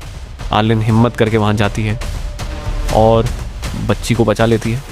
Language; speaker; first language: Hindi; native; Hindi